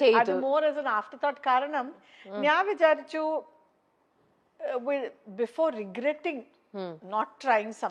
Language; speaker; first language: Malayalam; non-native, learner; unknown